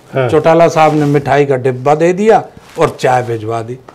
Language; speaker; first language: Hindi; native; Hindi